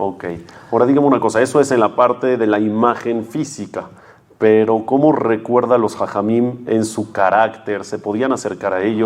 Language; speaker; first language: Spanish; native; Spanish